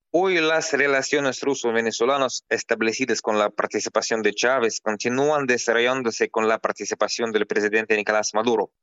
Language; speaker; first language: Spanish; non-native, fluent; Russian